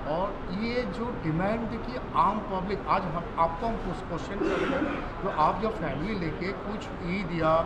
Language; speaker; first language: Hindi; non-native, local second language; Bangla